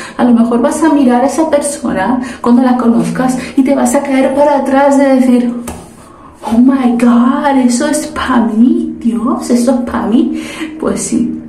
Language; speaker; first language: Spanish; early bilingual, other home language; Portuguese